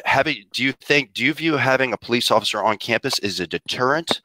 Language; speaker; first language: English; native; English